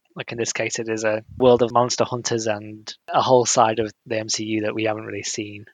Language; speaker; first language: English; native; English